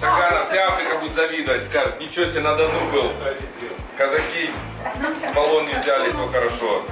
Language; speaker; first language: Russian; native; Russian